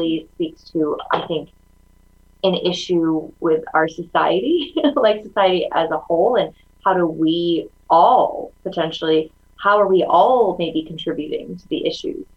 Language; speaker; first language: English; early bilingual, other home language; Chinese